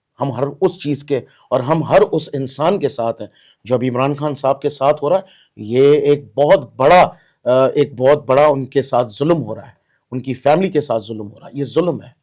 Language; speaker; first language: Urdu; non-native, local second language; Baluchi